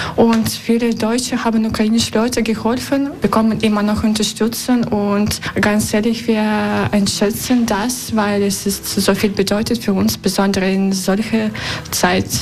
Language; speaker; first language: German; non-native, learner; Russian